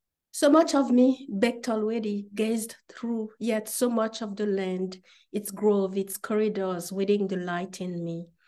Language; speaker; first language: English; non-native, fluent; Haitian Creole